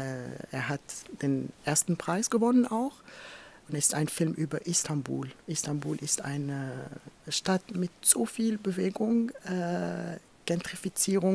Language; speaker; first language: German; non-native, fluent; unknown